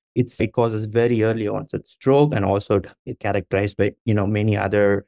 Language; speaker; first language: English; non-native, local second language; Tamil